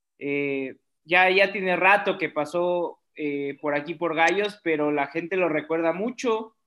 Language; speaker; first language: Spanish; native; Spanish